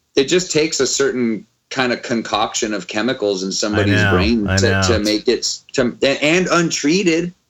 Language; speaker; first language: English; native; English